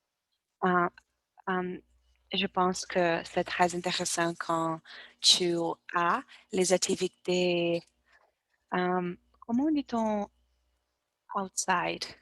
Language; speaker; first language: French; non-native, learner; Portuguese